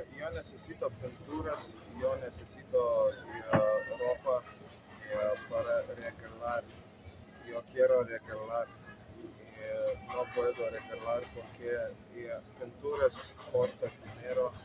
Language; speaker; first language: Spanish; non-native, learner; English